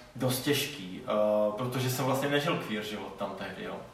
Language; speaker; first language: Czech; non-native, local second language; Polish